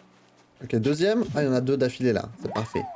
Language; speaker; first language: French; native; French